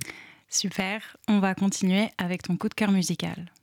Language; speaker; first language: French; native; French